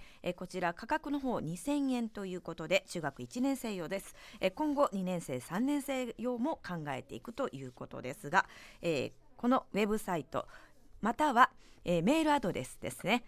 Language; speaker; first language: Japanese; native; Japanese